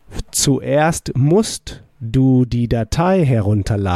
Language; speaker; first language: German; non-native, fluent; English